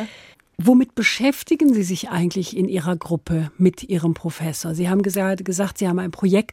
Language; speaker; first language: German; native; German